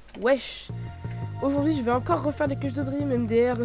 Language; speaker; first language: French; native; French